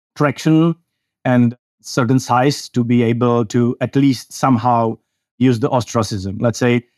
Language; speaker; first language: English; non-native, fluent; Czech